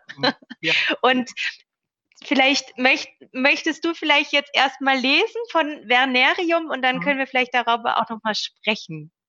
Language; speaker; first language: German; native; German